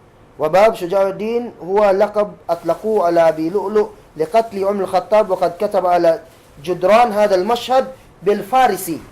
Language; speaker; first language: Arabic; non-native, fluent; Cebuano